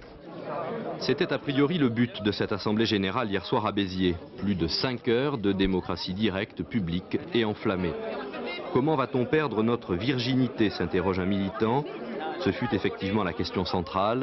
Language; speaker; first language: French; native; French